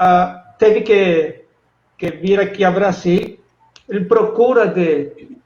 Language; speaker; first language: Portuguese; non-native, fluent; Spanish